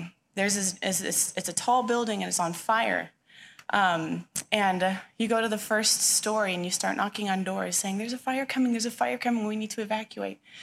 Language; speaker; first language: English; native; English